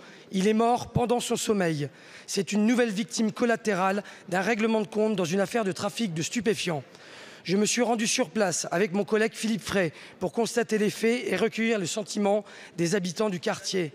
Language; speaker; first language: French; native; French